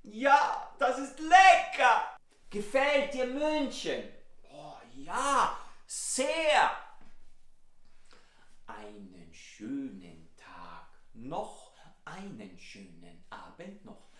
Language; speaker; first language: German; non-native, fluent; Italian